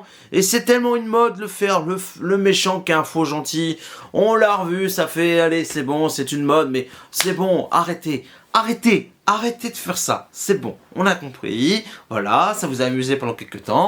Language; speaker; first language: French; native; French